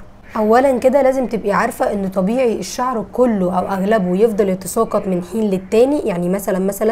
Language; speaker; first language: Arabic; native; Arabic